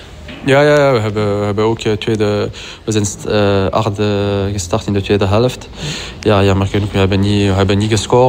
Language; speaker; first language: Dutch; non-native, local second language; French